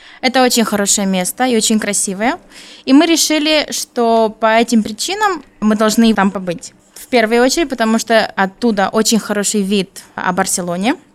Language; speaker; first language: Russian; non-native, learner; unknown